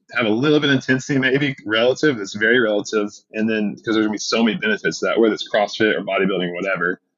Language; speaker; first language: English; native; English